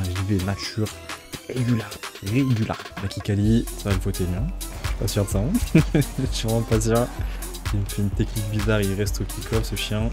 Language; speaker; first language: French; native; French